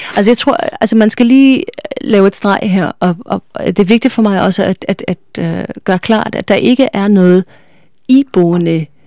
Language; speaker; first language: Danish; non-native, fluent; English